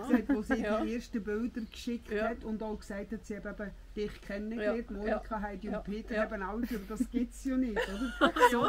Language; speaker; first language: German; non-native, fluent; Turkish